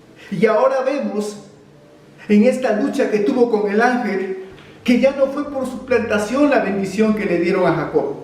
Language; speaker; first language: Spanish; native; Spanish